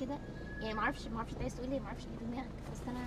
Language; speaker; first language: Arabic; native; Arabic